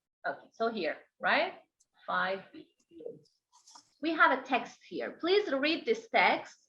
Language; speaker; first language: English; non-native, fluent; Persian